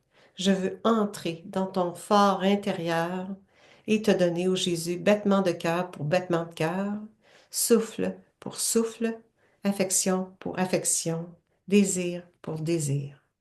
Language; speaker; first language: French; native; French